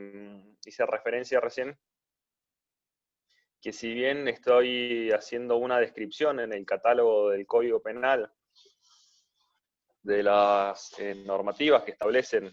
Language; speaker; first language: Spanish; native; Spanish